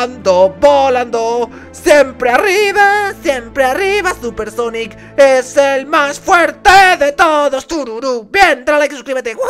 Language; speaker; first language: Spanish; native; Spanish